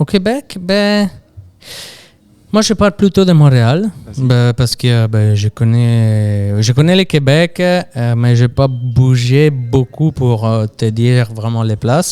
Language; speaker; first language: French; non-native, fluent; Italian